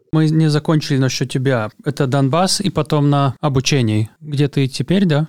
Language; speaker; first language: Russian; non-native, local second language; Latvian